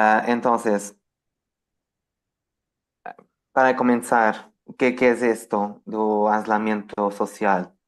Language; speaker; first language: Spanish; non-native, fluent; Portuguese